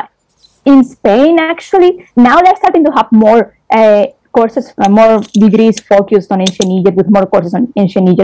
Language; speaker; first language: English; non-native, fluent; Spanish